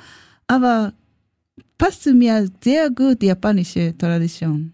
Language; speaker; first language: German; non-native, learner; Japanese